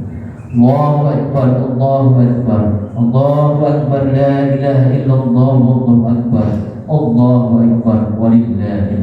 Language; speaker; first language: Indonesian; native; Indonesian